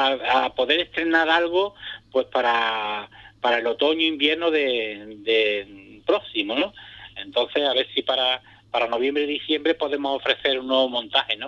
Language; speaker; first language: Spanish; native; Spanish